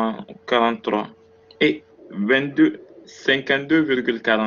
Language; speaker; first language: French; non-native, local second language; Arabic